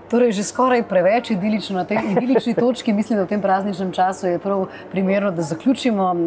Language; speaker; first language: Slovenian; native; Slovenian